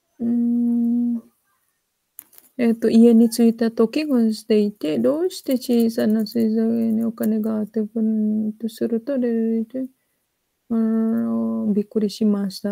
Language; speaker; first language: Japanese; non-native, fluent; Indonesian